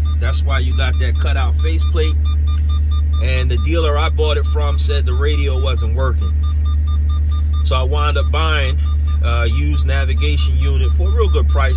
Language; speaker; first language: English; native; English